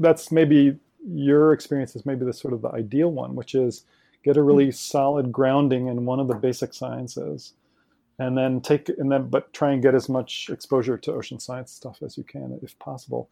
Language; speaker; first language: English; native; English